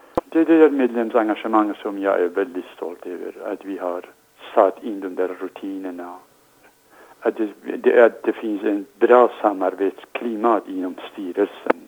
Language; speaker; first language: Swedish; non-native, fluent; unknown